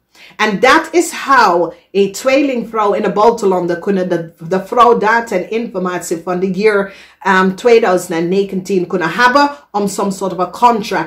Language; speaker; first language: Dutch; non-native, learner; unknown